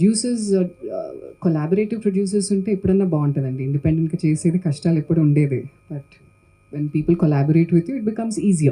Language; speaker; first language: Telugu; native; Telugu